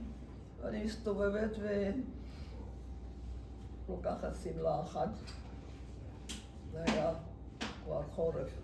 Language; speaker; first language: Hebrew; non-native, fluent; Hungarian